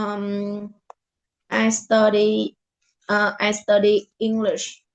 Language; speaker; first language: English; non-native, learner; Vietnamese